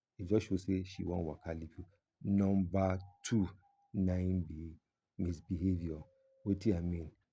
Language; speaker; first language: Nigerian Pidgin; non-native, local second language; Yoruba